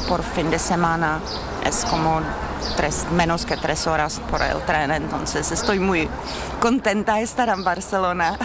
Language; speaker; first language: Spanish; non-native, fluent; Czech